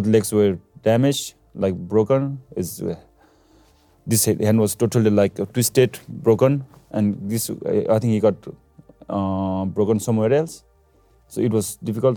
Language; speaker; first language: English; non-native, local second language; Sherpa